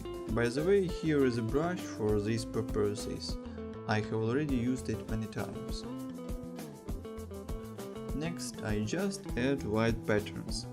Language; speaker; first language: English; non-native, fluent; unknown